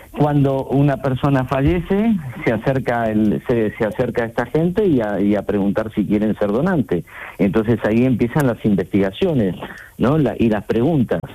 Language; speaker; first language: Spanish; native; Spanish